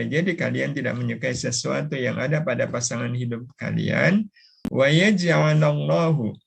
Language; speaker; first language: Indonesian; native; Indonesian